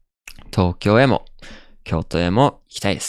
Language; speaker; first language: Japanese; non-native, fluent; English